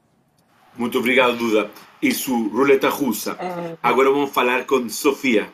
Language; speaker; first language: Portuguese; non-native, fluent; Spanish